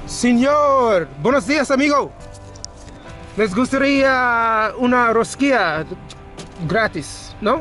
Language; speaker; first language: Spanish; non-native, learner; English